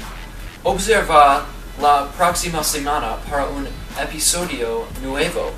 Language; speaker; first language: Spanish; non-native, learner; English